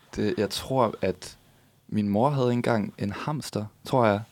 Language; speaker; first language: Danish; native; Danish